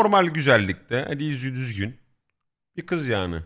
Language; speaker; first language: Turkish; native; Turkish